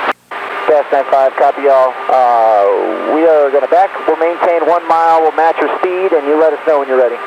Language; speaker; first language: English; native; English